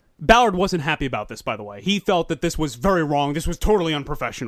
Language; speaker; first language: English; native; English